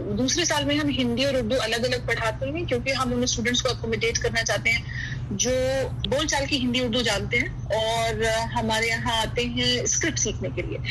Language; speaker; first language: Urdu; native; Urdu